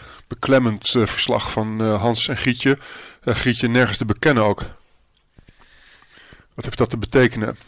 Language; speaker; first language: Dutch; native; Dutch